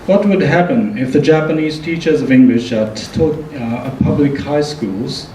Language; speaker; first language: English; non-native, fluent; Japanese